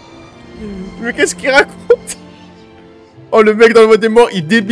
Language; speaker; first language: French; native; French